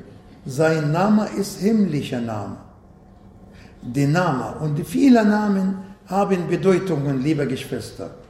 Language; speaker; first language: German; non-native, fluent; Arabic